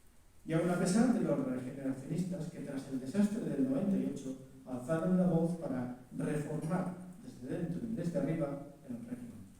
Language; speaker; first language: Spanish; native; Spanish